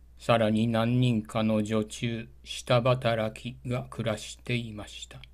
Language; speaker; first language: Japanese; native; Japanese